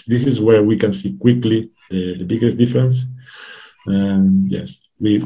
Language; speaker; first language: English; non-native, fluent; Spanish